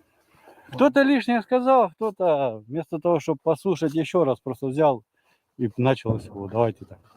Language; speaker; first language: Russian; native; Russian